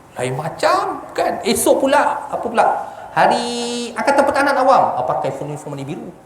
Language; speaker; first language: Malay; non-native, local second language; Javanese